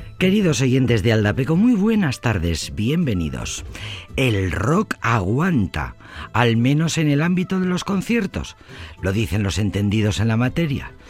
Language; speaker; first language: Spanish; native; Spanish